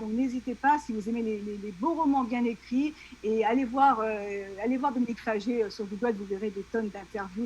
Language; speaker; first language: French; native; French